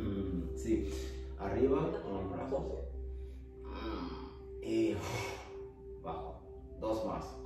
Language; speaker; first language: Spanish; non-native, learner; English